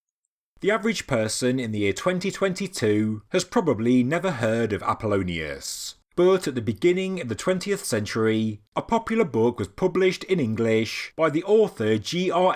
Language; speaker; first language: English; native; English